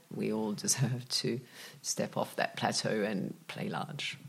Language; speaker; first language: English; native; English